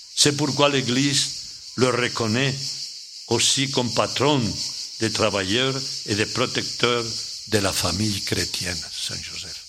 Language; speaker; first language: French; non-native, fluent; Spanish